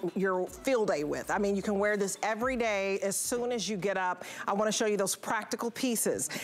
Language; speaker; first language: English; native; English